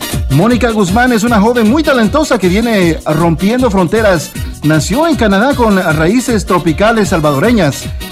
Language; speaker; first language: Spanish; native; Spanish